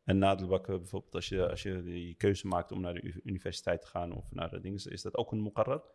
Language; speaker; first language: Dutch; early bilingual, other home language; Arabic